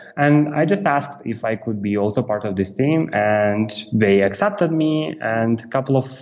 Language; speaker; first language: English; non-native, fluent; Romanian